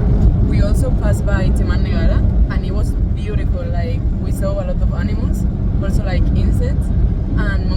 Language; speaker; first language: English; non-native, fluent; Spanish